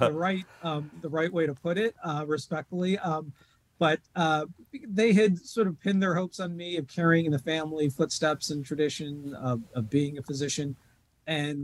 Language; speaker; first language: English; native; English